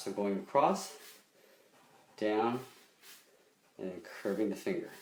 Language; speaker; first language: English; native; English